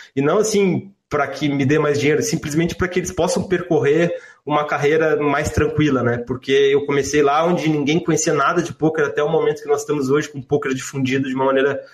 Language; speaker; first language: Portuguese; native; Portuguese